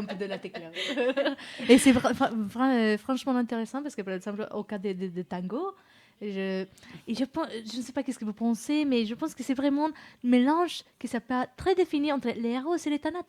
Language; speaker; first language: French; non-native, fluent; Spanish